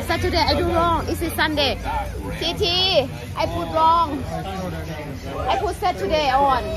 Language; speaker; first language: English; non-native, learner; Thai